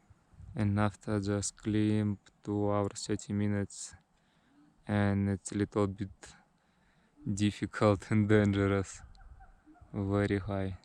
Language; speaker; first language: English; non-native, learner; Russian